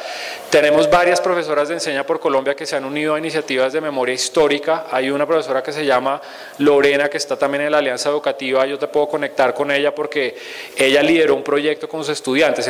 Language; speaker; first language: Spanish; native; Spanish